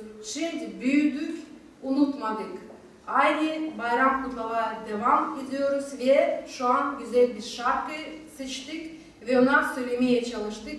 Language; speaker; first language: Turkish; non-native, learner; Russian